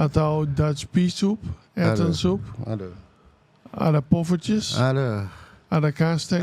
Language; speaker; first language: Indonesian; non-native, fluent; Dutch